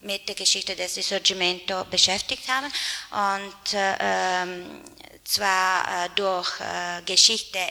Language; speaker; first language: German; non-native, fluent; Italian